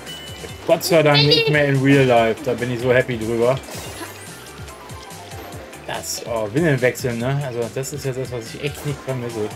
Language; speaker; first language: German; native; German